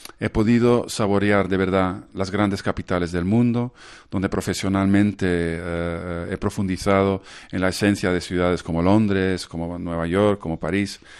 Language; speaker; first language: Spanish; non-native, fluent; Dutch